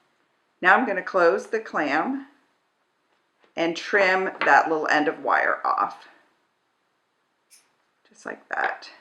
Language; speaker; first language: English; native; English